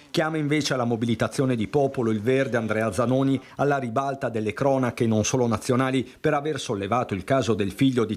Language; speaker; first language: Italian; native; Italian